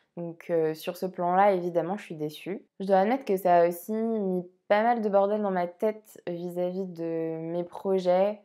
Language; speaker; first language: French; native; French